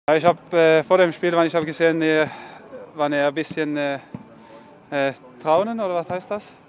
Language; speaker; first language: German; non-native, fluent; Norwegian